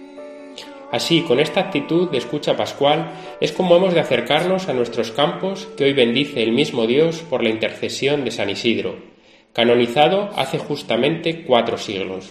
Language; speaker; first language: Spanish; native; Spanish